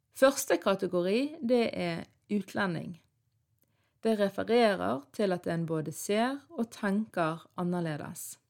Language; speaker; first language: Norwegian; early bilingual, other home language; Arabic